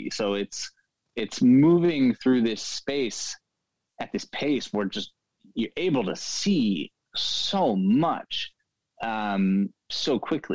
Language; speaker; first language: English; native; English